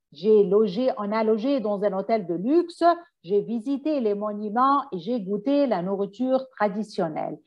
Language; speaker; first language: French; non-native, fluent; Arabic